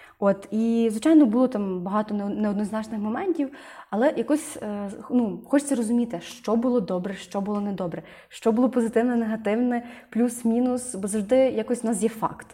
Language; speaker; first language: Ukrainian; native; Ukrainian